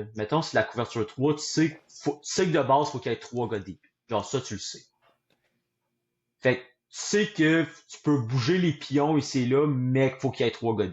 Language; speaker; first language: French; native; French